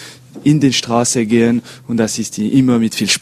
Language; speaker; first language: German; non-native, learner; French